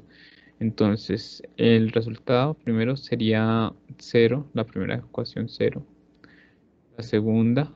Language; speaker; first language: Spanish; native; Spanish